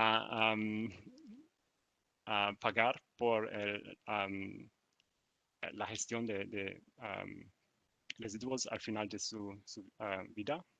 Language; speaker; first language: Spanish; non-native, learner; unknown